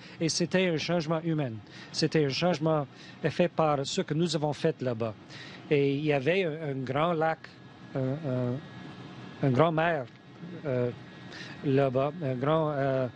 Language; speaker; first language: French; non-native, fluent; English